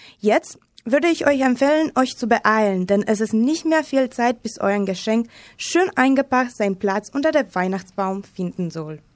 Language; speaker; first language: German; non-native, fluent; Romanian